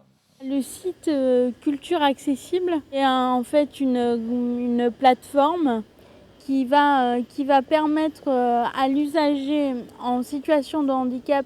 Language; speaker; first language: French; native; French